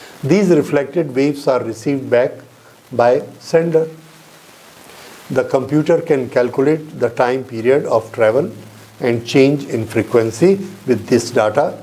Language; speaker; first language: English; non-native, local second language; Hindi